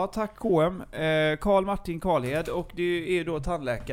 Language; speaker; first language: Swedish; native; Swedish